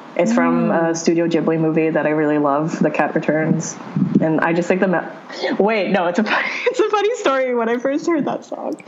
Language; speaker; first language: English; non-native, local second language; Cebuano